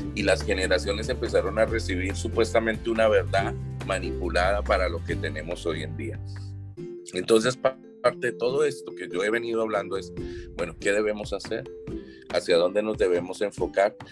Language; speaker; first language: Spanish; native; Spanish